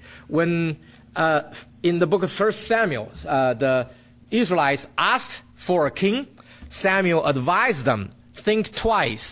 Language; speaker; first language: English; non-native, fluent; Chinese